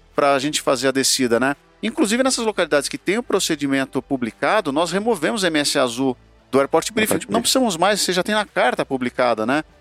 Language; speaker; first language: Portuguese; native; Portuguese